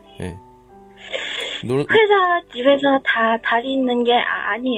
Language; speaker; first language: Korean; non-native, learner; Chinese